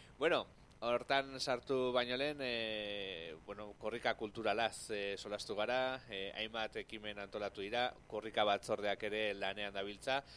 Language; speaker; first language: Basque; native; Basque